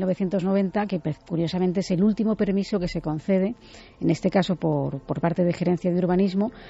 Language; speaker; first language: Spanish; native; Spanish